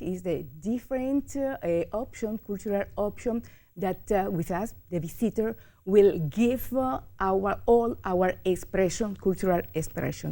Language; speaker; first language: English; non-native, learner; Spanish